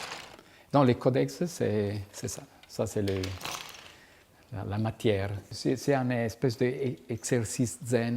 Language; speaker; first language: French; non-native, fluent; Italian